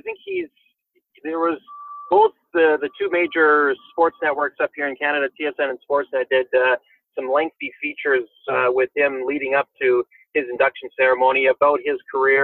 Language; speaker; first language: English; native; English